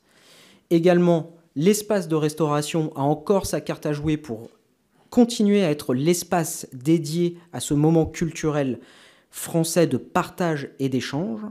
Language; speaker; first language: French; native; French